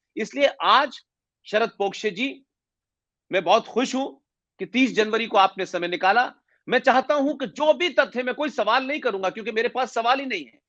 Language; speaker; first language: Hindi; native; Hindi